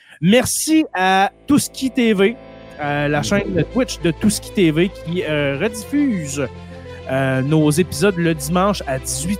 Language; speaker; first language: French; native; French